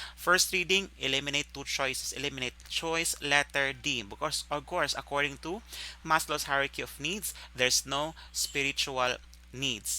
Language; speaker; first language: English; non-native, local second language; Filipino